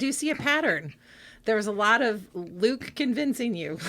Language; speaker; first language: English; native; English